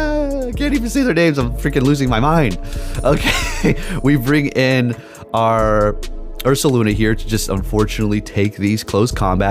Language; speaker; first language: English; native; English